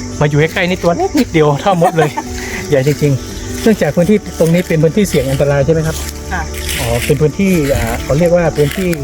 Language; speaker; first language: Thai; native; Thai